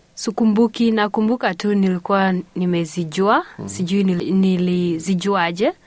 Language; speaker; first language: Swahili; early bilingual, heritage; Swahili